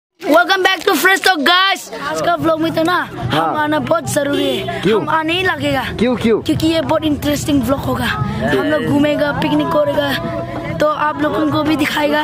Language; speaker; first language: Hindi; non-native, local second language; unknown